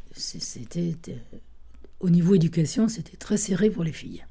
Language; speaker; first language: French; early bilingual, other home language; Italian